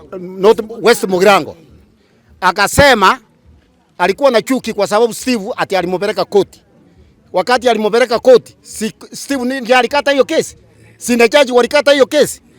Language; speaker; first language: Swahili; non-native, local second language; Gusii